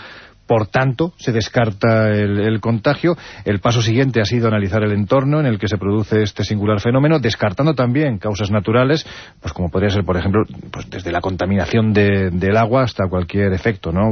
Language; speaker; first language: Spanish; native; Spanish